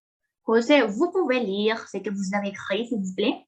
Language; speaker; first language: French; non-native, fluent; Spanish